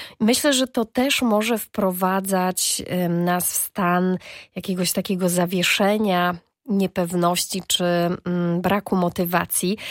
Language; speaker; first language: Polish; native; Polish